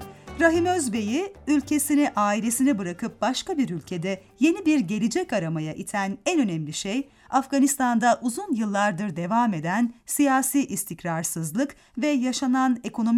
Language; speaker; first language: Turkish; native; Turkish